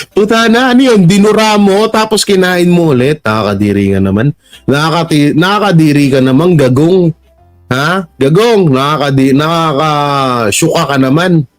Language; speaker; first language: Filipino; non-native, local second language; Hiligaynon